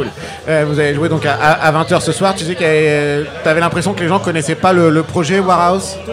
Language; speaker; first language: French; native; French